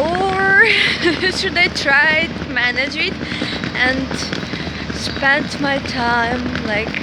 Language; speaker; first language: English; non-native, learner; Russian